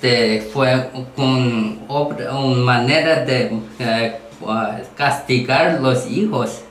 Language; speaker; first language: Spanish; non-native, learner; Korean